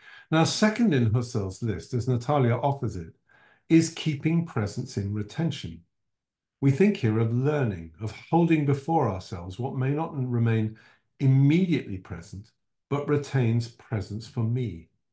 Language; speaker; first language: English; native; English